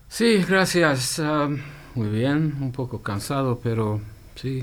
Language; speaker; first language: Spanish; non-native, fluent; Hungarian